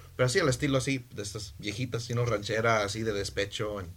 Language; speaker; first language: English; native; English